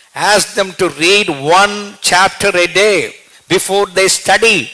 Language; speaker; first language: English; non-native, local second language; Tamil